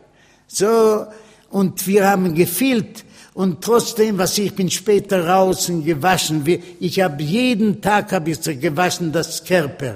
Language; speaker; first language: German; non-native, learner; Yiddish